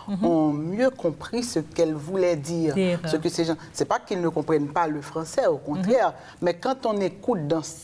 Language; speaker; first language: French; native; French